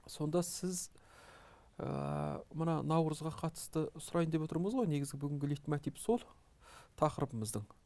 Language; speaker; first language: Kazakh; native; Kazakh